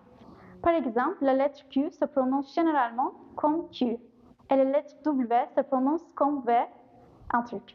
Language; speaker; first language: French; non-native, fluent; Turkish